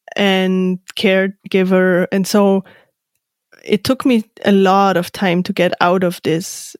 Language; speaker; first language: English; non-native, fluent; German